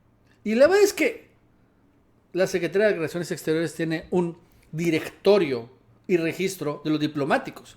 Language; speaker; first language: Spanish; native; Spanish